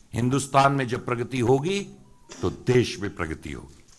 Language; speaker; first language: Hindi; native; Hindi